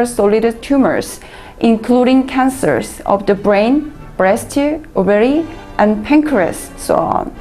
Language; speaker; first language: English; non-native, learner; Korean